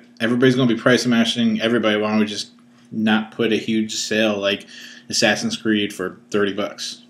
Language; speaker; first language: English; native; English